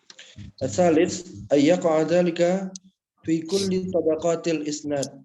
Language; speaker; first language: Arabic; non-native, learner; Indonesian